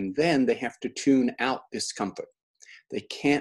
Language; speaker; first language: English; native; English